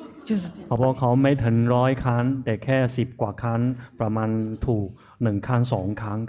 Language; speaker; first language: Thai; non-native, fluent; Chinese